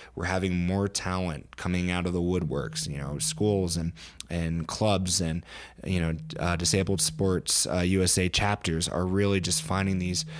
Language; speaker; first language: English; native; English